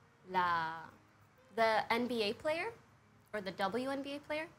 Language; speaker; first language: English; early bilingual, other home language; French